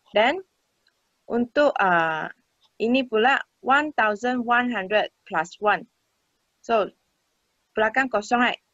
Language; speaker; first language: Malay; non-native, local second language; Chinese